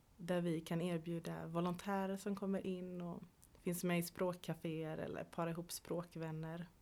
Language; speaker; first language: Swedish; native; Swedish